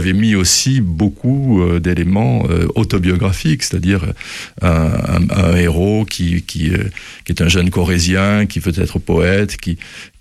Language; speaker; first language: French; native; French